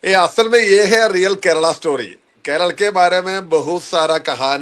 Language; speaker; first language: Hindi; non-native, local second language; Malayalam